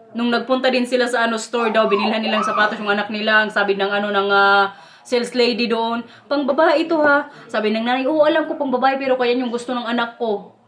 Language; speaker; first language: Filipino; non-native, local second language; Waray